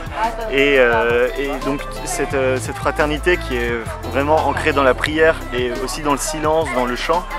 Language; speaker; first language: French; native; French